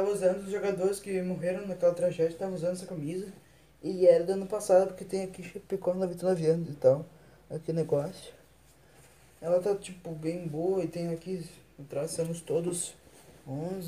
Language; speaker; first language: Portuguese; native; Portuguese